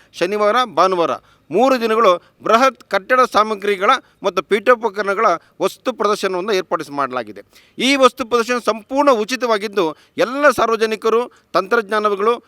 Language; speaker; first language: Kannada; native; Kannada